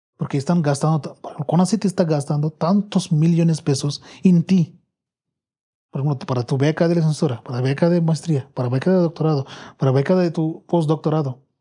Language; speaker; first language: Spanish; non-native, learner; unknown